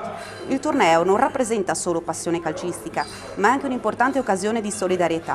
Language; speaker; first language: Italian; native; Italian